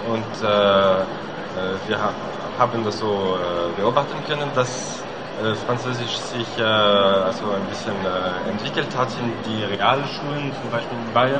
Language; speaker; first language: German; non-native, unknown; French